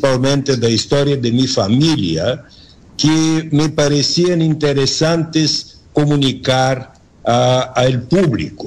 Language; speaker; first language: Spanish; non-native, learner; Bulgarian